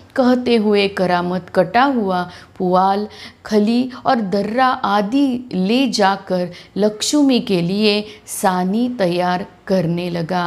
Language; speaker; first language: Hindi; non-native, local second language; Marathi